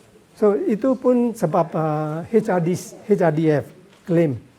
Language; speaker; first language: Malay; non-native, local second language; Cantonese